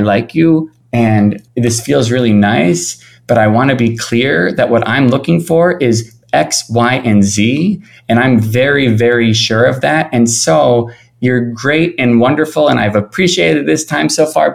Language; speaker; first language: English; native; English